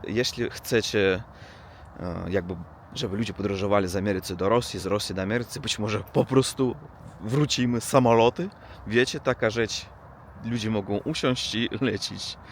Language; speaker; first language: Polish; non-native, learner; Russian